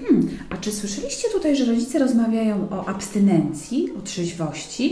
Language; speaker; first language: Polish; native; Polish